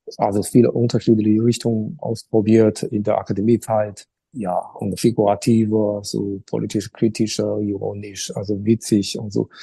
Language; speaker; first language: German; non-native, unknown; Chinese